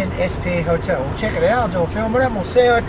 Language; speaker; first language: English; native; English